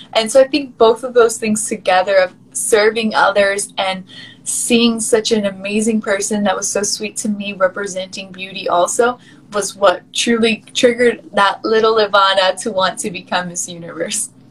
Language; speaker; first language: English; early bilingual, other home language; Spanish